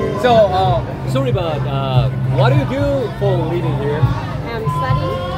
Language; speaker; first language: English; non-native, learner; Korean